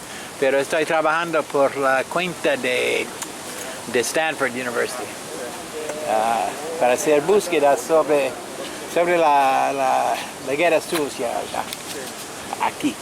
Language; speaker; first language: Spanish; non-native, fluent; French